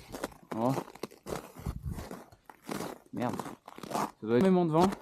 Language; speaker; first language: French; native; French